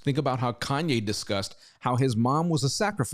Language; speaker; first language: English; native; English